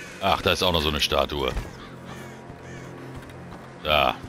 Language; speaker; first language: German; native; German